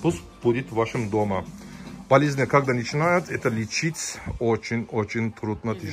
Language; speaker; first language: Russian; non-native, learner; Turkish